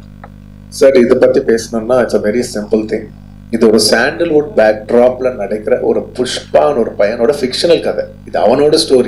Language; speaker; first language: Tamil; non-native, local second language; Telugu